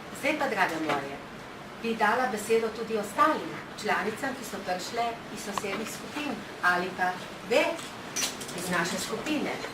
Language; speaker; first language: Slovenian; native; Slovenian